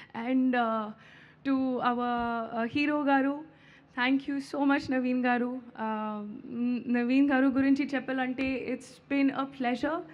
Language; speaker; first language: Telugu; non-native, local second language; Hindi